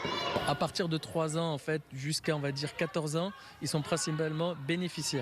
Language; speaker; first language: French; native; French